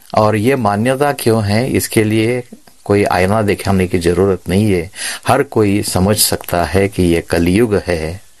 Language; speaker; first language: Hindi; non-native, local second language; Marathi